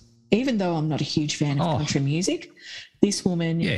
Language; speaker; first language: English; native; English